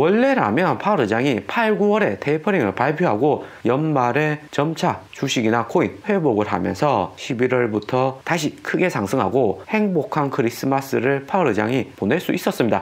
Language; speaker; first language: Korean; native; Korean